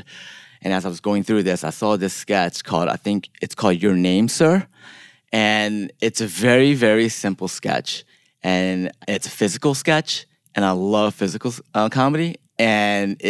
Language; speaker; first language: English; early bilingual, other home language; Korean